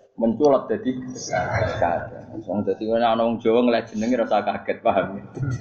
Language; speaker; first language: Indonesian; non-native, local second language; Javanese